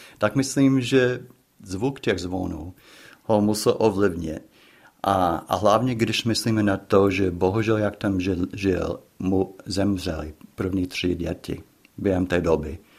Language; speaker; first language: Czech; non-native, fluent; English